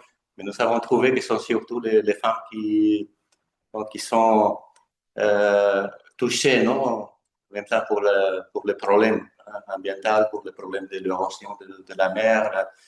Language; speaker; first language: French; non-native, fluent; Spanish